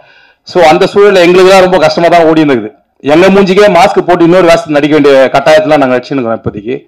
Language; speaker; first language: Tamil; native; Tamil